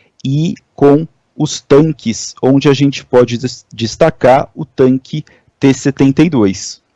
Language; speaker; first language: Portuguese; native; Portuguese